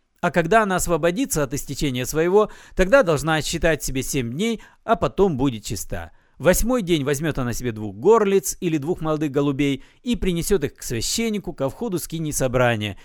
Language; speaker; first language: Russian; native; Russian